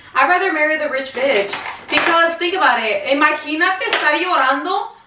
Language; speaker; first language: English; early bilingual, other home language; Spanish